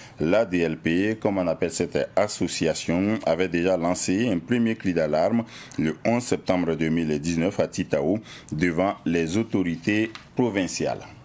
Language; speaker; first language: French; non-native, local second language; Mossi